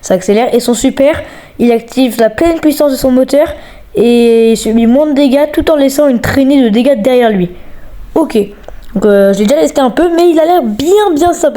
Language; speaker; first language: French; native; French